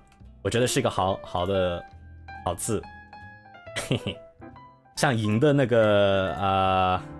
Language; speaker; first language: Chinese; non-native, learner; English